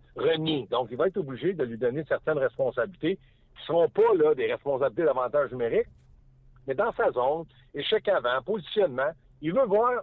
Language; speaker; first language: French; native; French